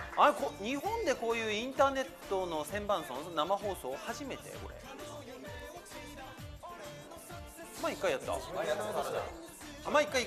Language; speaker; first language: Japanese; native; Japanese